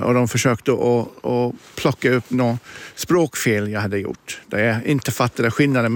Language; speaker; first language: Swedish; non-native, fluent; English